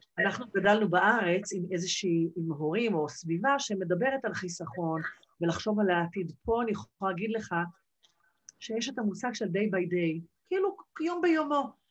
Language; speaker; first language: Hebrew; native; Hebrew